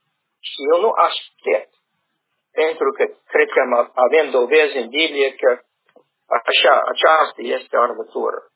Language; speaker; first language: Romanian; non-native, learner; English